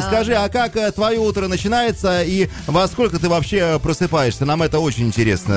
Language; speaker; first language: Russian; native; Russian